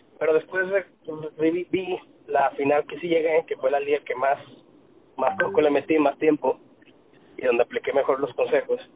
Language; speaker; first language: Spanish; native; Spanish